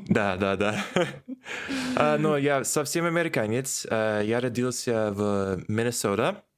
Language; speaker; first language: Russian; non-native, learner; English